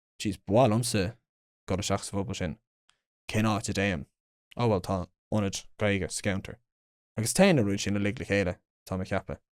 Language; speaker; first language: Irish; non-native, local second language; English